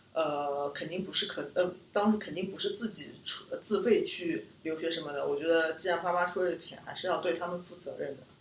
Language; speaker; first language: Chinese; native; Chinese